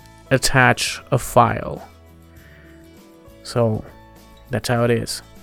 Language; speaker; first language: English; non-native, fluent; Persian